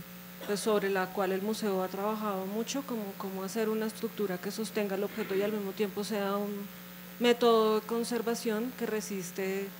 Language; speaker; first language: Spanish; native; Spanish